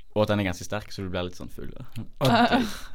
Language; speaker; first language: Norwegian; native; Norwegian